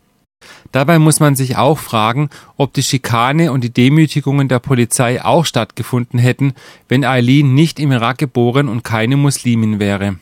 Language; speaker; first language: German; native; German